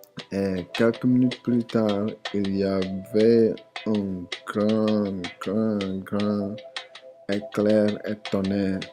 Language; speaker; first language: French; non-native, learner; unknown